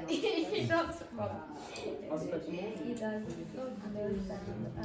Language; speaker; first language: English; non-native, learner; Italian